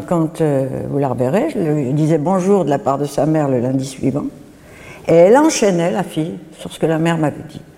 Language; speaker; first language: French; native; French